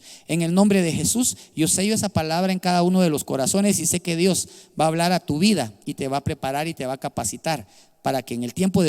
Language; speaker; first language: Spanish; native; Spanish